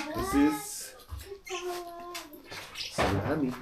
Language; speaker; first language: English; non-native, fluent; Dutch